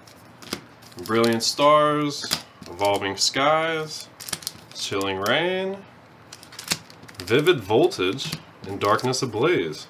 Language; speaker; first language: English; native; English